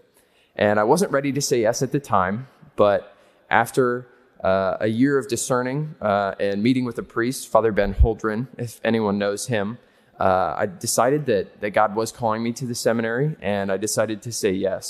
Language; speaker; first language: English; native; English